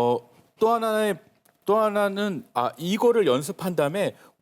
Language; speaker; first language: Korean; native; Korean